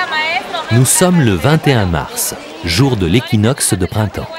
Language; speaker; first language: French; native; French